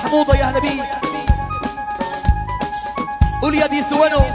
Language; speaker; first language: Arabic; native; Arabic